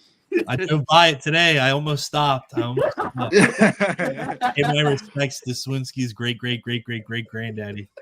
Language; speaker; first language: English; native; English